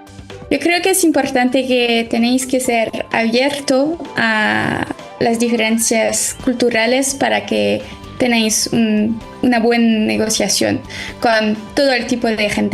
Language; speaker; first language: Spanish; non-native, fluent; French